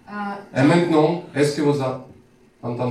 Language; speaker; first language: French; non-native, learner; Russian